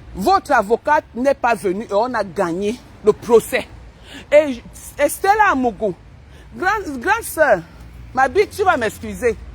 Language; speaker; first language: French; non-native, local second language; Basaa